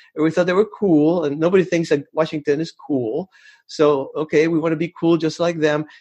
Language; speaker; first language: English; early bilingual, other home language; Spanish